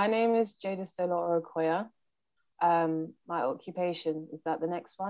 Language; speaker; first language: English; native; English